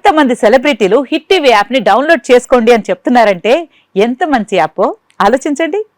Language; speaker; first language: Telugu; native; Telugu